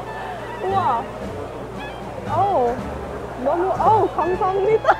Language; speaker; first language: Korean; non-native, learner; English